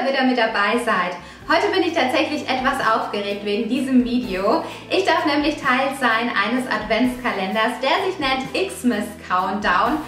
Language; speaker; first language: German; early bilingual, other home language; Italian